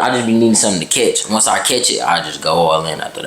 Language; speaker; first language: English; native; English